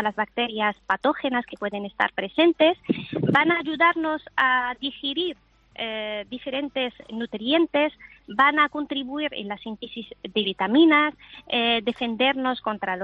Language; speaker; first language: Spanish; non-native, fluent; Arabic